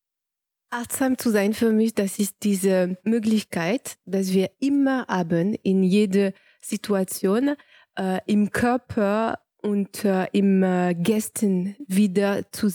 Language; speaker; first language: German; non-native, fluent; French